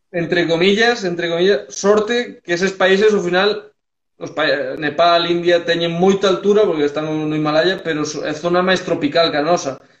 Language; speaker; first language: Galician; early bilingual, heritage; Galician